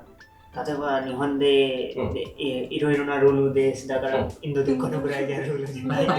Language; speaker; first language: Japanese; non-native, learner; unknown